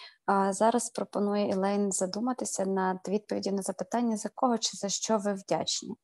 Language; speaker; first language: Ukrainian; native; Ukrainian